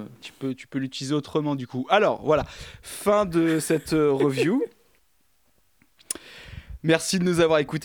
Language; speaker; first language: French; native; French